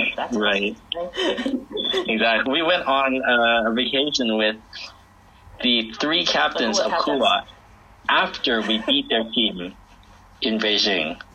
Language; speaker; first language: English; native; English